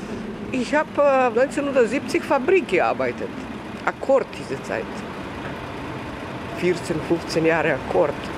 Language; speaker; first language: German; non-native, learner; Serbian